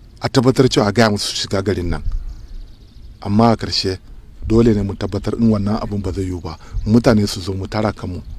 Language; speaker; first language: Hausa; non-native, local second language; Kanuri